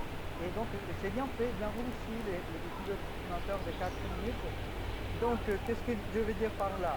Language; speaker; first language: French; non-native, fluent; Spanish